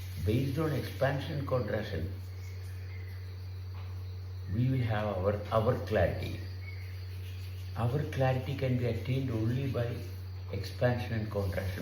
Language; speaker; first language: English; non-native, local second language; Malayalam